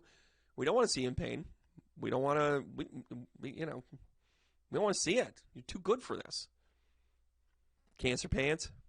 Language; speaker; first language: English; native; English